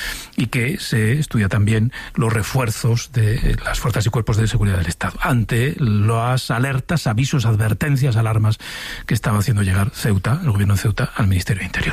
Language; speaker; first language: Spanish; native; Spanish